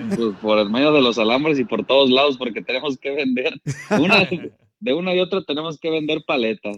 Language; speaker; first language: Spanish; native; Spanish